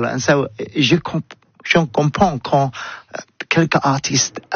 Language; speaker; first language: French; non-native, learner; English